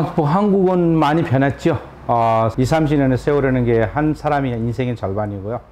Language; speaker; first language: Korean; non-native, fluent; Nepali